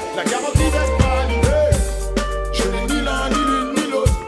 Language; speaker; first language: French; native; French